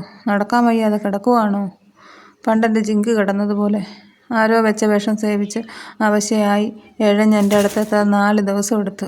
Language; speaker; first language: Malayalam; native; Malayalam